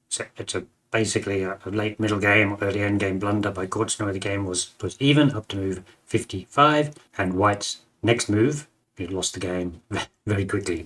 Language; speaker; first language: English; native; English